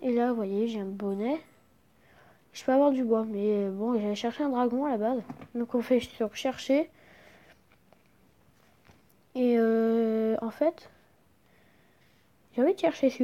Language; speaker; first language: French; native; French